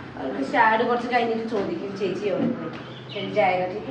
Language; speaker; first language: Malayalam; non-native, learner; Nepali